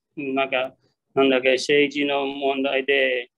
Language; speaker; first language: Japanese; non-native, learner; Nepali